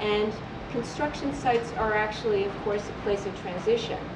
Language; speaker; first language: English; native; English